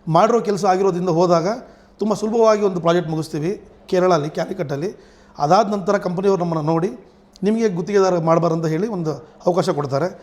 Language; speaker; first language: Kannada; non-native, local second language; Telugu